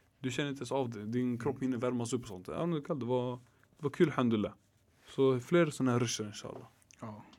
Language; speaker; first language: Swedish; early bilingual, other home language; Arabic